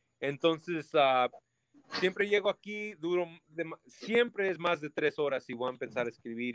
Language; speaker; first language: Spanish; early bilingual, heritage; Spanish